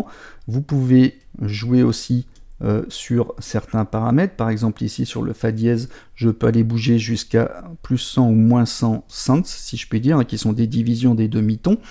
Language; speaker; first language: French; native; French